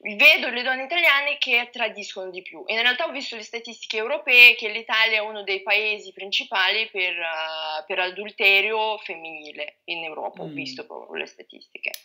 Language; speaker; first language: Italian; non-native, fluent; Russian